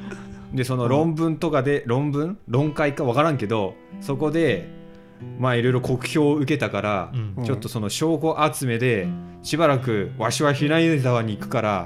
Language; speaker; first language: Japanese; native; Japanese